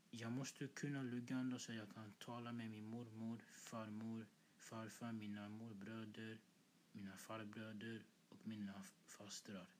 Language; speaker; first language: Swedish; early bilingual, other home language; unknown